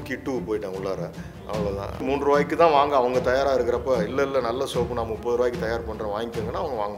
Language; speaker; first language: Tamil; native; Tamil